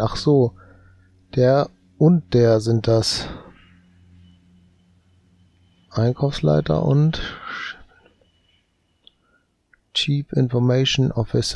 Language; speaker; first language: German; native; German